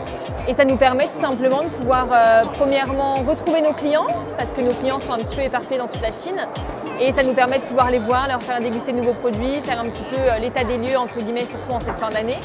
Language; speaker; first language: French; native; French